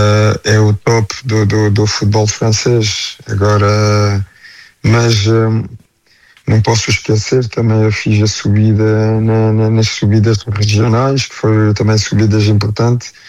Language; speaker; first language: Portuguese; early bilingual, heritage; French